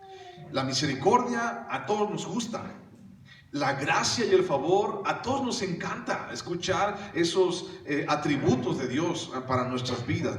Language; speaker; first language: Spanish; native; Spanish